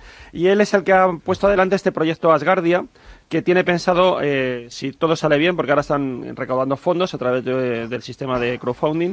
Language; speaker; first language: Spanish; native; Spanish